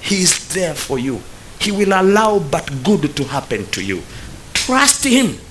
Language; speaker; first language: English; non-native, local second language; Swahili